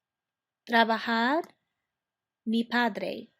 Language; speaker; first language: Spanish; non-native, fluent; English